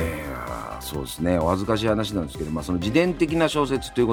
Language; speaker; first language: Japanese; native; Japanese